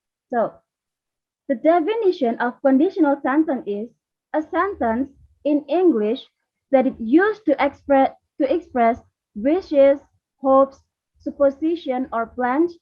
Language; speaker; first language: English; non-native, fluent; Indonesian